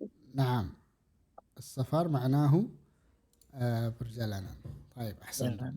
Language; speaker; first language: Arabic; non-native, fluent; Indonesian